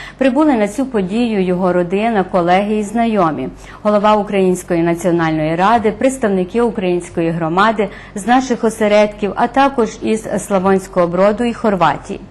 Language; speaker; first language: Ukrainian; early bilingual, heritage; Ukrainian